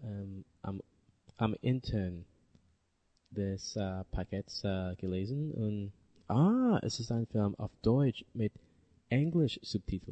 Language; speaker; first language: German; non-native, learner; English